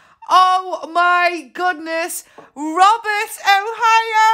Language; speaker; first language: English; native; English